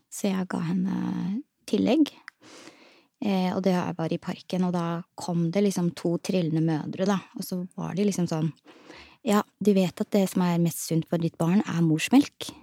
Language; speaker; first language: Norwegian; early bilingual, other home language; Somali